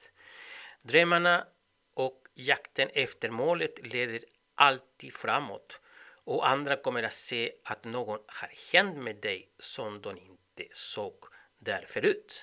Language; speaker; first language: Swedish; non-native, fluent; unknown